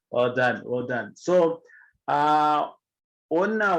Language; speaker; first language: English; non-native, local second language; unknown